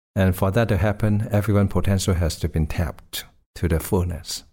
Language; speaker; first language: English; non-native, local second language; Cantonese